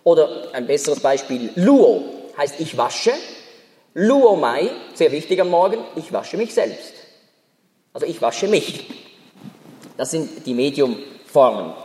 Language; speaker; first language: German; native; German